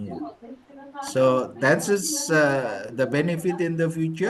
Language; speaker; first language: English; non-native, learner; Indonesian